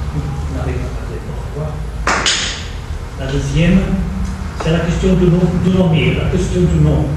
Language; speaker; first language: French; non-native, fluent; Portuguese